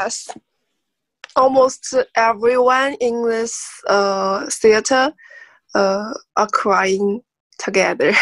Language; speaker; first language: English; non-native, learner; Chinese